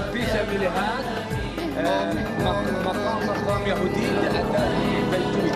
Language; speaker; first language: Indonesian; non-native, learner; Arabic